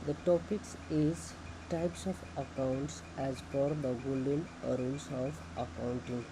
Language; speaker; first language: English; non-native, local second language; Nepali